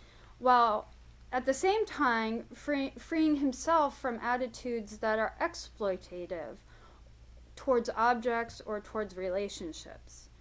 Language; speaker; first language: English; native; English